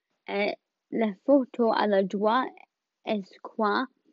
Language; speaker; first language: French; non-native, learner; English